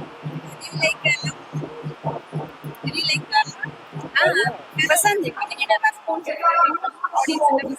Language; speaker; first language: English; non-native, local second language; Malayalam